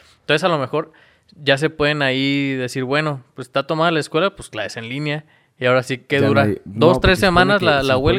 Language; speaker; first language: Spanish; native; Spanish